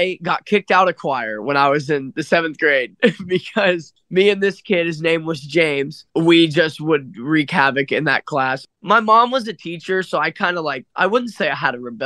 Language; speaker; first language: English; native; English